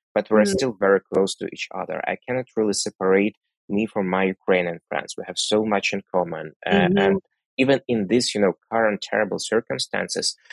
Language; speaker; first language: English; non-native, fluent; Russian